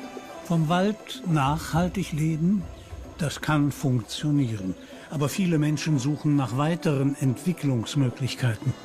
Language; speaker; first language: German; native; German